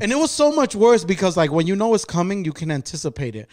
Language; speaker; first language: English; early bilingual, other home language; Spanish